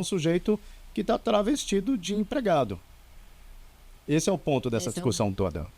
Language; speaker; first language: Portuguese; native; Portuguese